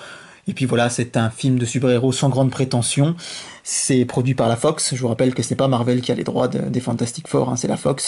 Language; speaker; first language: French; native; French